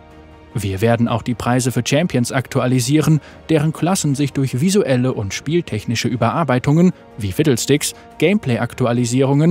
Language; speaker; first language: German; native; German